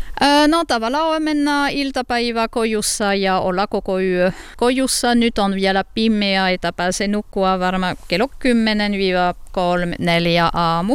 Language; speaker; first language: Finnish; non-native, learner; French